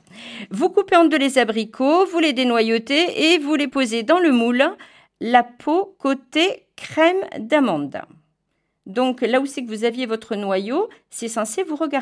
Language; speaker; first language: French; native; French